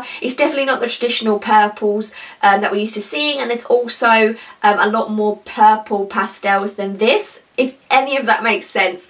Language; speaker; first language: English; native; English